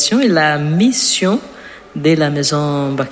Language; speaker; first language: French; non-native, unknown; Portuguese